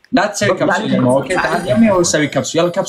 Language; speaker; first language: German; non-native, learner; Arabic